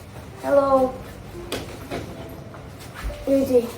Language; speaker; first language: English; non-native, learner; Uzbek